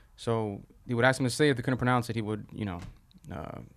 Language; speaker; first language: English; early bilingual, other home language; Spanish